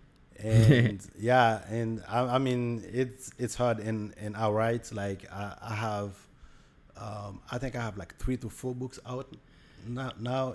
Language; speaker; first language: English; non-native, fluent; Haitian Creole